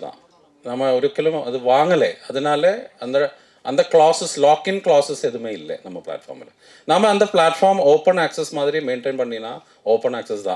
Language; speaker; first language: Tamil; non-native, fluent; Malayalam